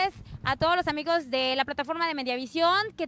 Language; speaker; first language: Spanish; native; Spanish